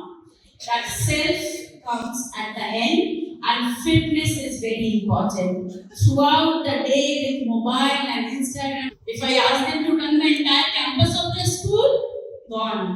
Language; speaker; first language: English; non-native, local second language; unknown